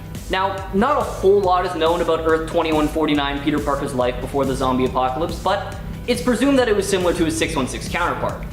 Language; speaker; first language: English; native; English